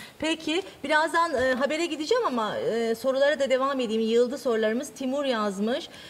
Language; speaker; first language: Turkish; native; Turkish